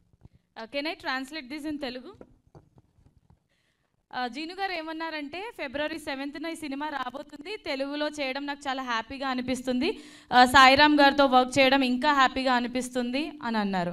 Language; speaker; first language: Telugu; native; Telugu